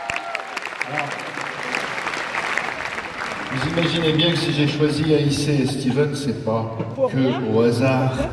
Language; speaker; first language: French; native; French